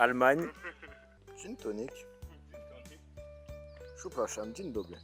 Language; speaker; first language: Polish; non-native, learner; French